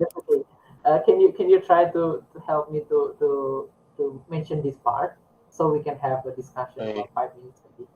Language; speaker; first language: English; non-native, learner; Indonesian